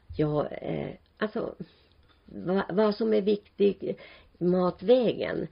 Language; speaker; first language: Swedish; non-native, local second language; Finnish